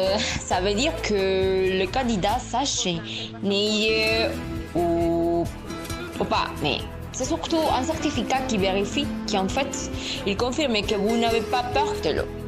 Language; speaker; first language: French; non-native, fluent; Spanish